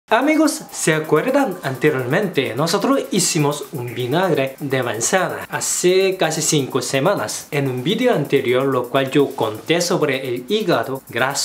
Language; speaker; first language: Spanish; non-native, fluent; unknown